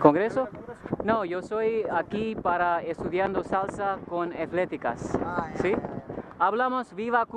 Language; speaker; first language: Spanish; non-native, learner; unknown